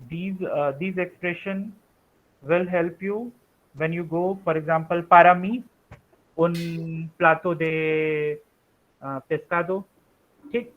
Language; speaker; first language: Spanish; non-native, fluent; Hindi